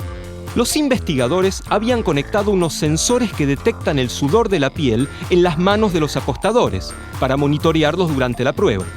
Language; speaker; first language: Spanish; native; Spanish